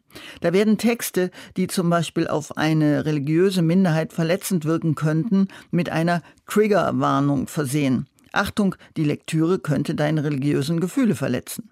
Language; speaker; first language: German; native; German